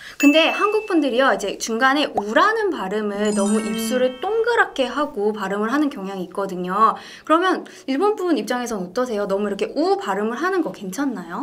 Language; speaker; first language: Korean; native; Korean